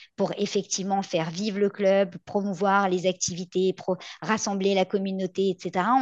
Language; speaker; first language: French; native; French